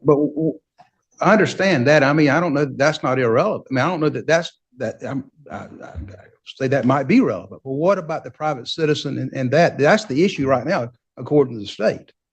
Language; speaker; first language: English; native; English